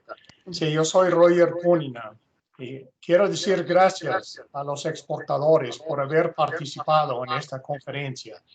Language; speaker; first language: Spanish; non-native, fluent; English